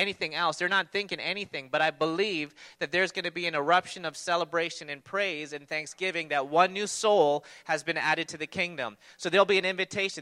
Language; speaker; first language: English; native; English